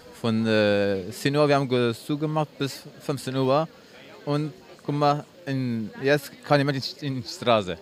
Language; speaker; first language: German; non-native, learner; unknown